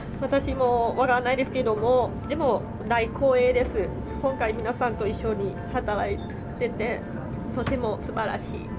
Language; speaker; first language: Japanese; non-native, learner; Thai